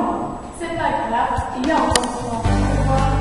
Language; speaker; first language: French; non-native, fluent; Arabic